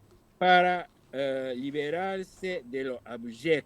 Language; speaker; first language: Spanish; non-native, fluent; Japanese